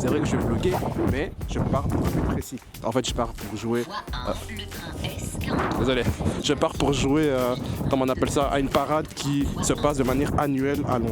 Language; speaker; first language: French; native; French